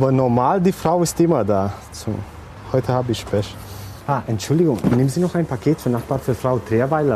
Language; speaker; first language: German; non-native, learner; Romanian